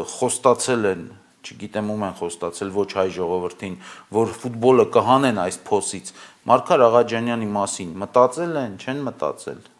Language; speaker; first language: Armenian; native; Armenian